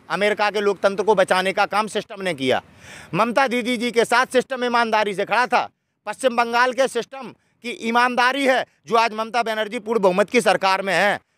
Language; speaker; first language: Hindi; native; Hindi